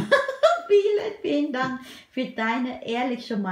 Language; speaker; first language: German; non-native, fluent; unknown